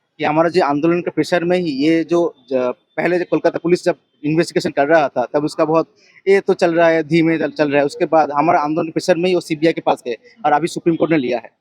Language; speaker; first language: Hindi; non-native, local second language; Bangla